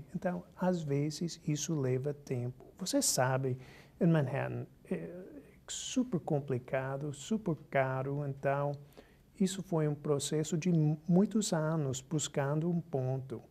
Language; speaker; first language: Portuguese; non-native, fluent; English